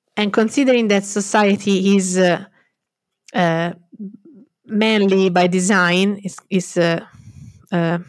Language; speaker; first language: English; non-native, fluent; Italian